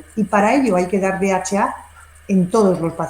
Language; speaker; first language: Spanish; native; Spanish